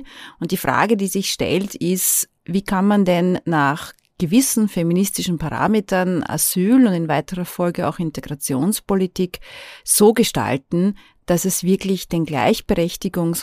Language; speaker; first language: German; native; German